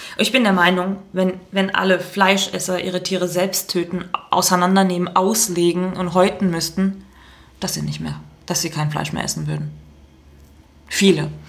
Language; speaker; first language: German; early bilingual, other home language; Turkish